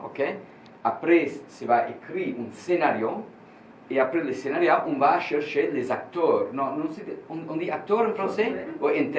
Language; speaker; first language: French; non-native, learner; Italian